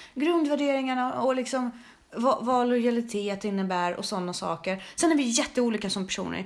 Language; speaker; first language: Swedish; early bilingual, other home language; Russian